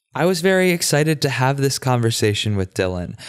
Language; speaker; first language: English; native; English